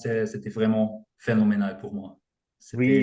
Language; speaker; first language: French; non-native, fluent; German